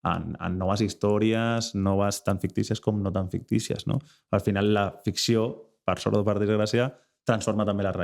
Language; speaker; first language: Catalan; native; Catalan